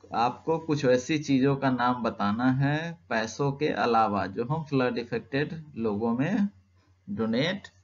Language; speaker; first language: Hindi; native; Hindi